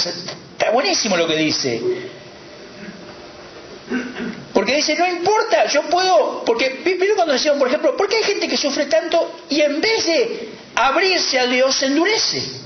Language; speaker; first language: Spanish; native; Spanish